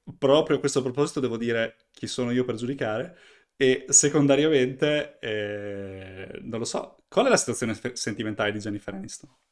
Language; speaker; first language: Italian; native; Italian